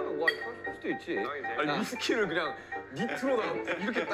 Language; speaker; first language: Korean; native; Korean